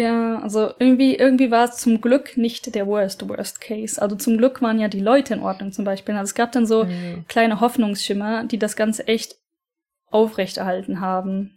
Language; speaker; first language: German; native; German